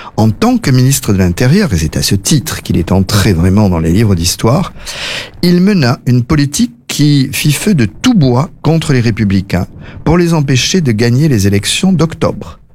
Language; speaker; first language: French; native; French